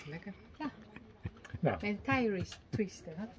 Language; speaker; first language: Dutch; non-native, learner; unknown